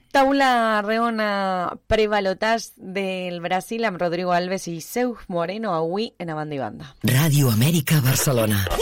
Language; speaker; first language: Catalan; early bilingual, heritage; Spanish